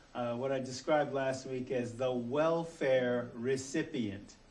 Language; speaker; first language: English; native; English